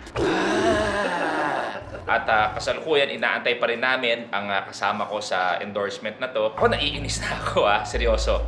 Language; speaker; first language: Filipino; native; Filipino